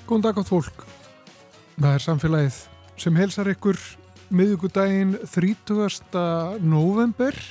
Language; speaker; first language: Icelandic; native; Icelandic